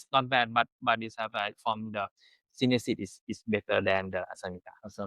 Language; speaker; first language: English; non-native, learner; Thai